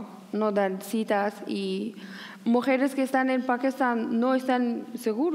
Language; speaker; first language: Spanish; non-native, learner; Persian